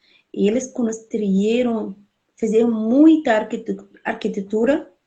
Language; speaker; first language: Portuguese; non-native, fluent; Arabic